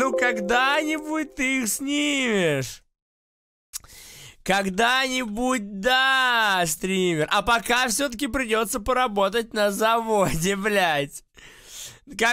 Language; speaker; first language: Russian; native; Russian